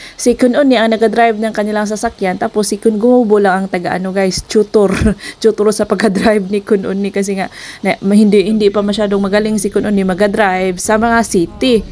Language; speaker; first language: Filipino; non-native, local second language; Cebuano